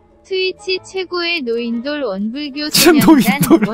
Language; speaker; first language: Korean; native; Korean